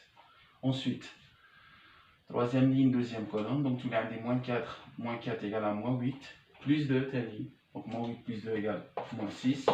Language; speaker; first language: French; non-native, local second language; Arabic